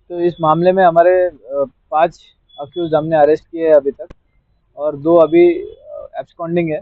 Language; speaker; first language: Hindi; non-native, local second language; Marathi